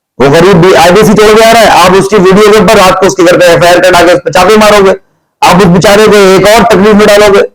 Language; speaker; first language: Urdu; native; Urdu